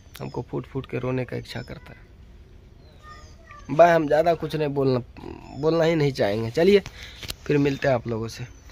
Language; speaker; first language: Hindi; native; Hindi